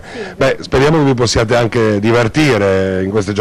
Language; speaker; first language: Italian; native; Italian